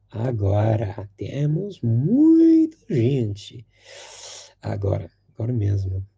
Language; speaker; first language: Portuguese; non-native, fluent; English